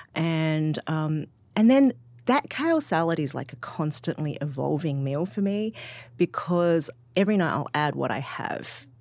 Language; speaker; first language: English; native; English